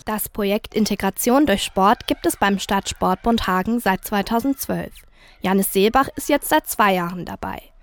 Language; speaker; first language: German; native; German